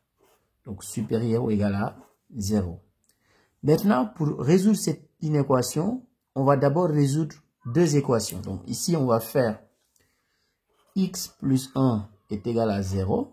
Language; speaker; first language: French; native; French